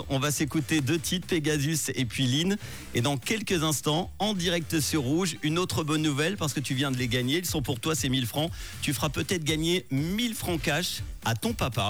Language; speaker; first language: French; native; French